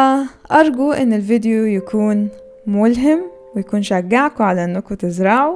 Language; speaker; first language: Arabic; native; Arabic